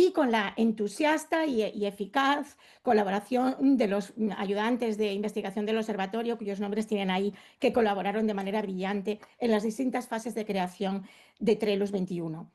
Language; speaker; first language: Spanish; native; Spanish